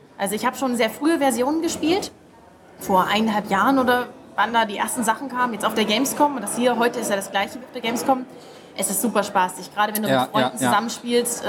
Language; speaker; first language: German; native; German